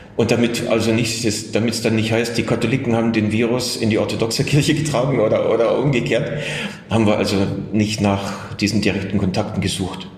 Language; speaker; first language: German; native; German